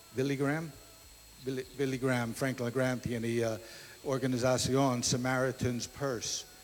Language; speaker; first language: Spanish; non-native, learner; English